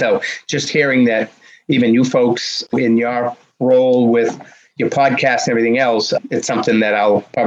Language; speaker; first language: English; native; English